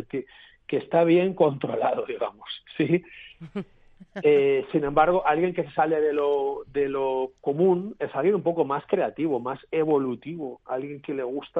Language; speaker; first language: Spanish; native; Spanish